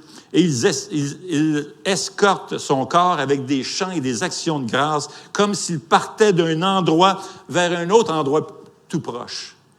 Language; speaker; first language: French; native; French